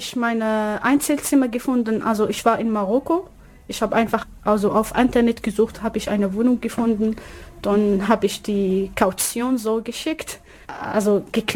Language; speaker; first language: German; non-native, learner; Arabic